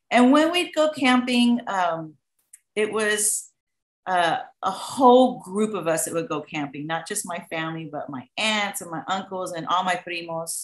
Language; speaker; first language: English; native; English